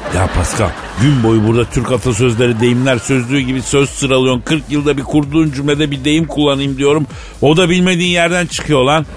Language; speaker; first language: Turkish; non-native, fluent; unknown